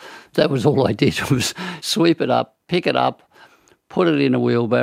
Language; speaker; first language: English; native; English